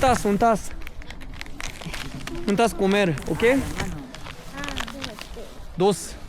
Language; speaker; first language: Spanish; non-native, learner; Korean